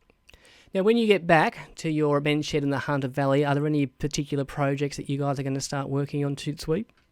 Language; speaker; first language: English; native; English